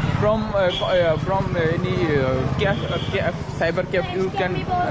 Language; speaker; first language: English; non-native, learner; Bangla